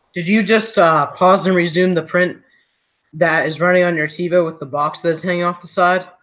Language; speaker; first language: English; native; English